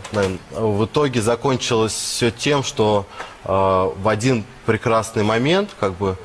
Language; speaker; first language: Russian; native; Russian